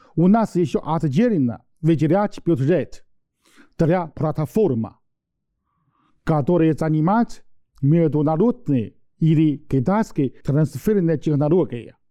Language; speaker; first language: Russian; non-native, learner; Chinese